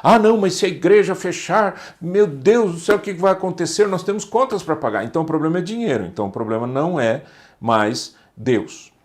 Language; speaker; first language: Portuguese; native; Portuguese